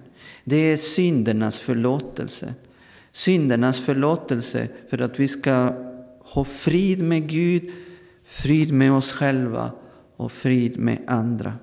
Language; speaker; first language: Swedish; non-native, fluent; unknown